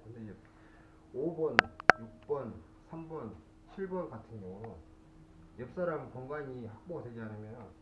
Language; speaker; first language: Korean; native; Korean